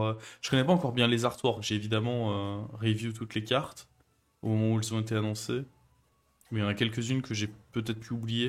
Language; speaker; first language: French; native; French